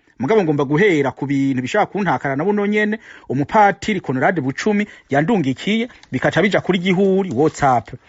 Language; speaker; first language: Rundi; native; Rundi